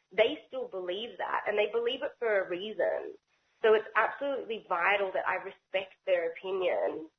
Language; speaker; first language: English; native; English